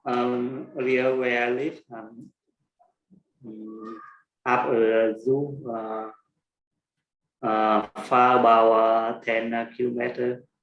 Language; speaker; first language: English; non-native, learner; Vietnamese